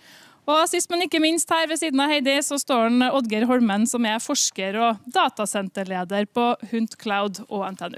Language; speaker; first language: Norwegian; native; Norwegian